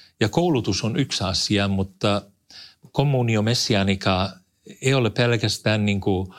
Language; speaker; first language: Finnish; non-native, fluent; English